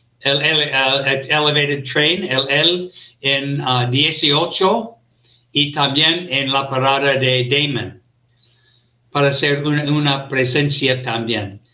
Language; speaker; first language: Spanish; non-native, fluent; English